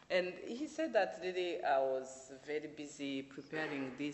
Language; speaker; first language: English; non-native, local second language; Kinyarwanda